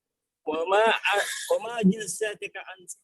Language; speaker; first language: Arabic; non-native, learner; Indonesian